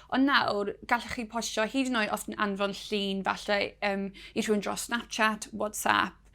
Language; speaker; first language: Welsh; non-native, local second language; English